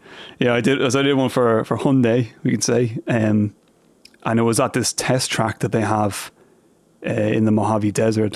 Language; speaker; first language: English; native; English